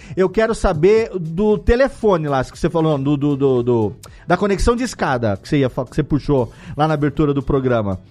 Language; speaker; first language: Portuguese; native; Portuguese